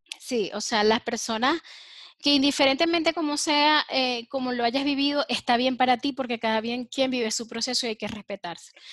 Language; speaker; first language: Spanish; native; Spanish